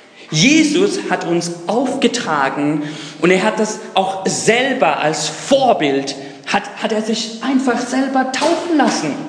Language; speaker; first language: German; non-native, fluent; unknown